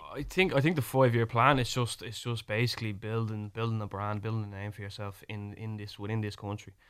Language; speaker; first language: English; native; English